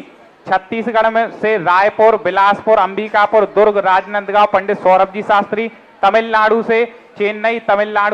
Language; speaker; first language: Hindi; native; Hindi